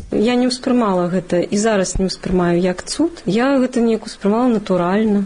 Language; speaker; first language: Belarusian; non-native, local second language; Russian